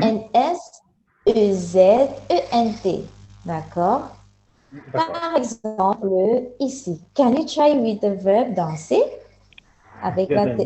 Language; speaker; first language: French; non-native, fluent; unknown